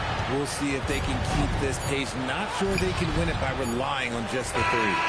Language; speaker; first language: English; native; English